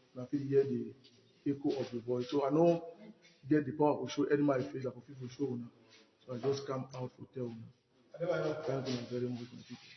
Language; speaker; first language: Nigerian Pidgin; native; Nigerian Pidgin